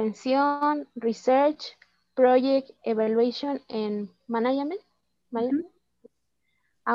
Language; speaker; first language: English; non-native, fluent; Spanish